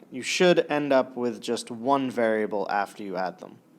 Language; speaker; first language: English; native; English